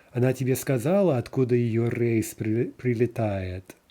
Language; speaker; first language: Russian; non-native, fluent; English